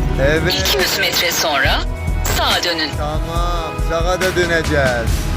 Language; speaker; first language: Turkish; non-native, fluent; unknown